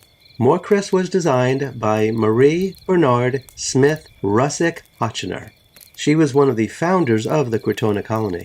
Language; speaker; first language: English; native; English